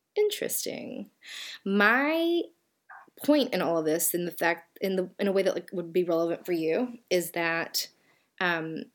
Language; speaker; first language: English; native; English